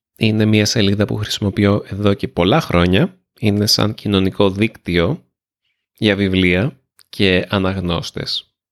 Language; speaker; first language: Greek; native; Greek